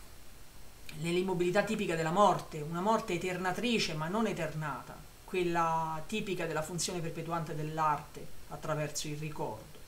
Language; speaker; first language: Italian; native; Italian